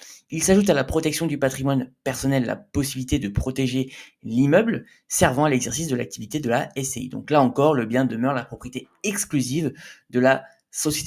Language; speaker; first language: French; native; French